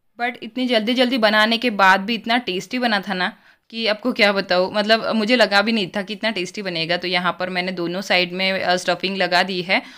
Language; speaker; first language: Hindi; native; Hindi